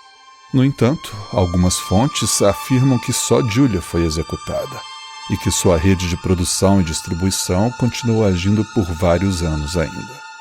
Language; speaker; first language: Portuguese; native; Portuguese